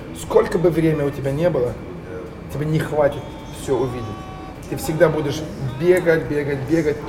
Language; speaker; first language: Russian; non-native, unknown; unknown